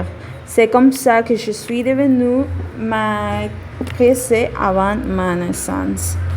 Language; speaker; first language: French; non-native, learner; Spanish